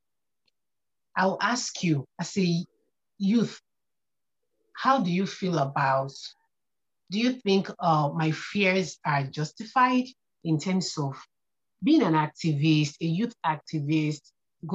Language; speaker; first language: English; non-native, local second language; Yoruba